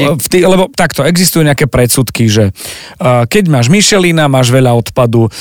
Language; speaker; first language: Slovak; native; Slovak